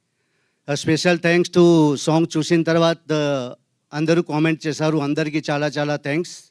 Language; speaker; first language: Telugu; non-native, learner; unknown